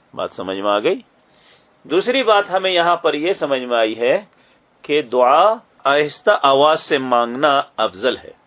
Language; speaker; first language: Urdu; native; Urdu